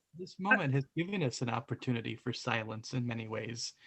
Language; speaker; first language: English; native; English